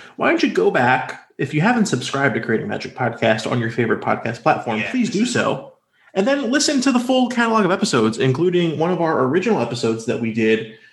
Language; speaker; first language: English; native; English